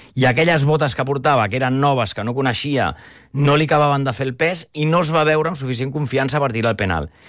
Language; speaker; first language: Catalan; native; Catalan